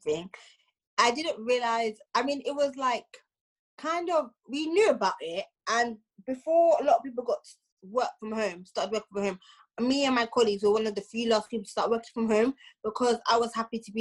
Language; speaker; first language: English; native; English